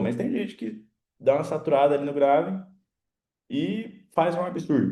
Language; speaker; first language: Portuguese; native; Portuguese